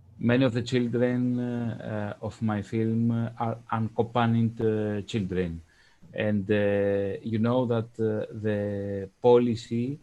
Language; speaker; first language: English; non-native, fluent; Greek